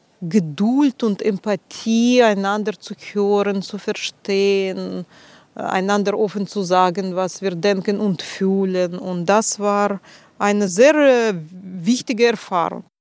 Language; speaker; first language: German; non-native, fluent; Russian